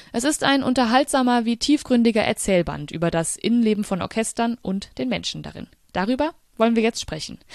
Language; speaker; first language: German; native; German